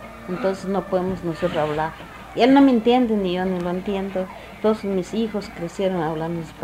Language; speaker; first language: Spanish; non-native, local second language; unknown